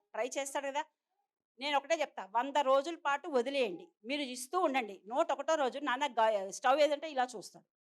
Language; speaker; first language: Telugu; native; Telugu